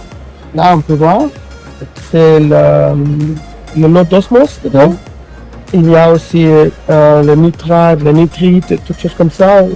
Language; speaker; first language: French; non-native, learner; German